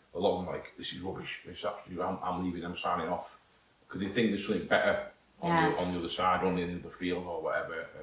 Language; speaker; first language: English; native; English